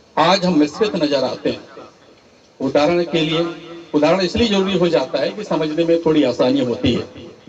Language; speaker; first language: Hindi; native; Hindi